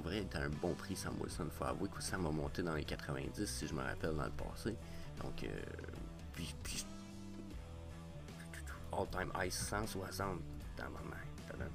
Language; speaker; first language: French; native; French